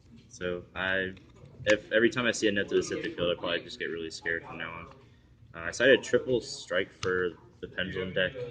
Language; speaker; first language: English; native; English